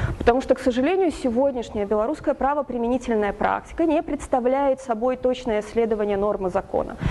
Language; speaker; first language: Russian; native; Russian